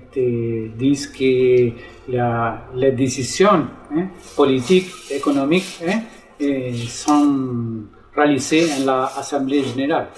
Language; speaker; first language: French; non-native, learner; Spanish